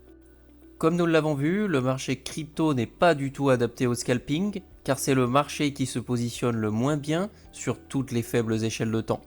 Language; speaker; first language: French; native; French